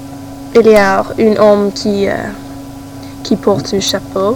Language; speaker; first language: French; non-native, learner; English